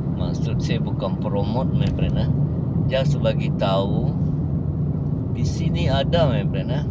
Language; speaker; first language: Malay; native; Malay